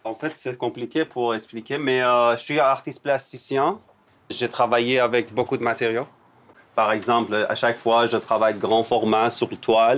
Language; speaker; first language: French; non-native, learner; Persian